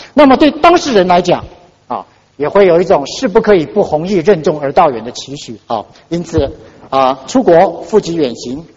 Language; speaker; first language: Chinese; native; Chinese